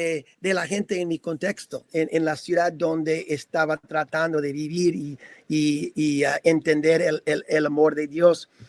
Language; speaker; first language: Spanish; non-native, fluent; English